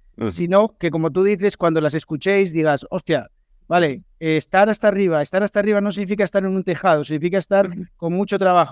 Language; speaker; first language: Spanish; native; Spanish